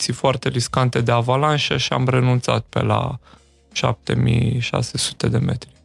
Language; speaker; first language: Romanian; native; Romanian